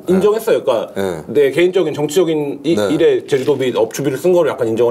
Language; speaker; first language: Korean; native; Korean